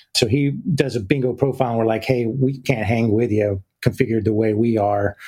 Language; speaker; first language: English; native; English